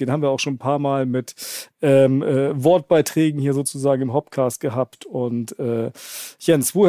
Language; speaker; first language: German; native; German